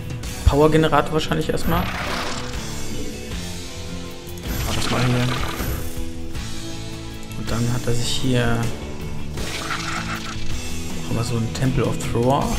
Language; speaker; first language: German; native; German